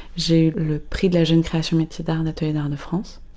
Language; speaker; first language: French; native; French